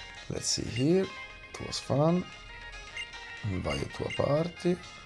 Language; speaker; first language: English; non-native, fluent; Italian